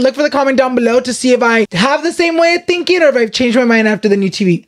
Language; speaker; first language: English; early bilingual, other home language; Spanish